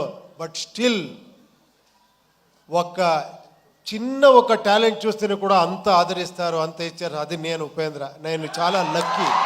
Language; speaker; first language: Telugu; non-native, local second language; Kannada